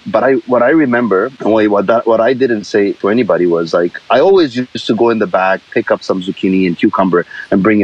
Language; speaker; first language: English; non-native, fluent; Spanish